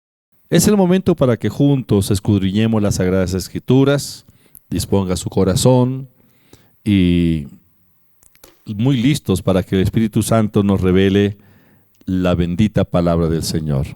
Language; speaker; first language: Spanish; native; Spanish